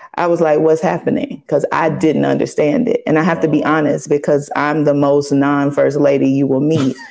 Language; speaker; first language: English; native; English